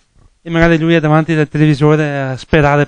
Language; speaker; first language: Italian; native; Italian